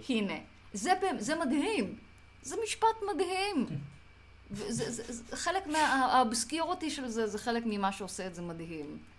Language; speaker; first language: Hebrew; native; Hebrew